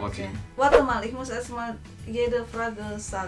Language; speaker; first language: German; non-native, learner; Indonesian